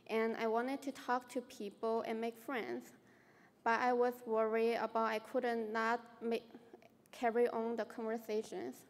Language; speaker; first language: English; non-native, fluent; Chinese